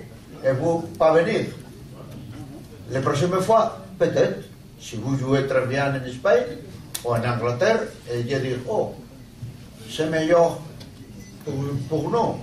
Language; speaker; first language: French; non-native, learner; Spanish